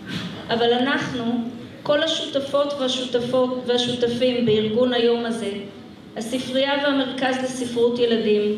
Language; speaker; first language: Hebrew; native; Hebrew